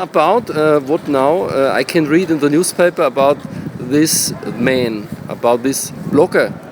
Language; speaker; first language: English; non-native, learner; German